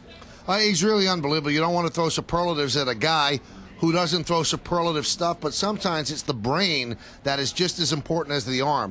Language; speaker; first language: English; native; English